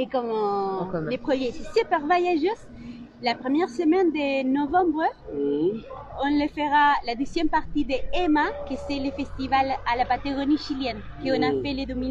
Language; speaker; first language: French; non-native, local second language; Spanish